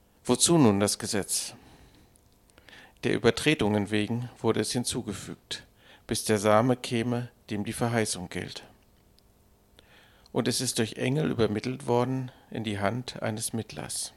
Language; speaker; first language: German; native; German